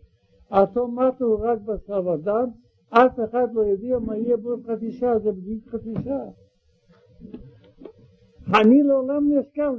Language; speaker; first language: Hebrew; non-native, learner; Russian